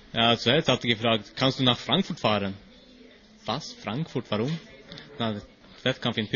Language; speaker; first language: German; non-native, learner; Swedish